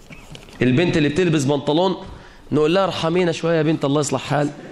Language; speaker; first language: Arabic; native; Arabic